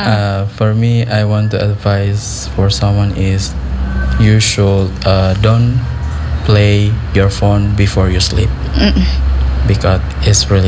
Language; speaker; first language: English; non-native, learner; Indonesian